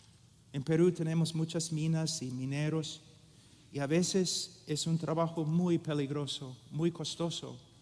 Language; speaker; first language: Spanish; non-native, fluent; English